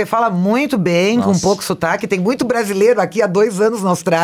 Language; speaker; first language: Portuguese; native; Portuguese